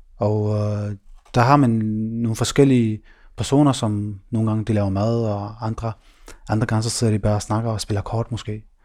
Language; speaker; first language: Danish; early bilingual, other home language; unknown